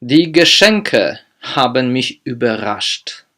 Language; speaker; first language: German; non-native, fluent; Polish